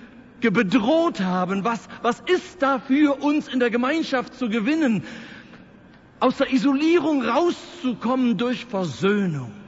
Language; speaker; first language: German; native; German